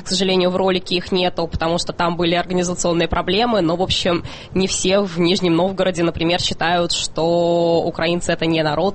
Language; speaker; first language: Russian; native; Russian